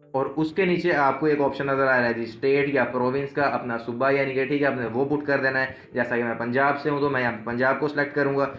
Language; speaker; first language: Urdu; non-native, local second language; Punjabi